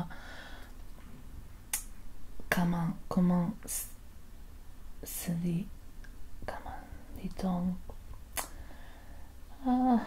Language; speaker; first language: French; non-native, learner; Spanish